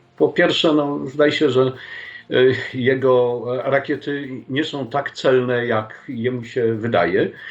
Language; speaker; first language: Polish; native; Polish